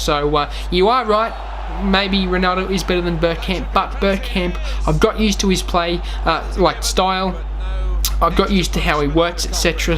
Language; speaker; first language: English; native; English